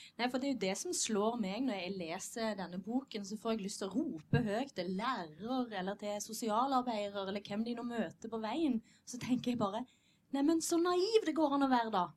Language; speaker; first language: Norwegian; native; Norwegian